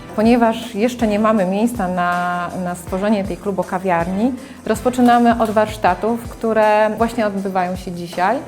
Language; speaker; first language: Polish; native; Polish